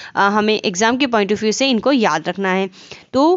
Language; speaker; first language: Hindi; native; Hindi